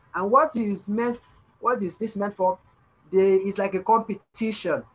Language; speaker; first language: English; non-native, local second language; Yoruba